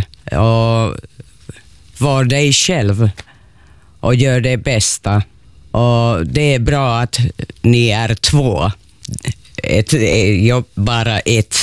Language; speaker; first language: Swedish; non-native, local second language; Finnish